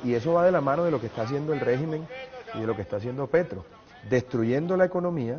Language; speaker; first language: Spanish; native; Spanish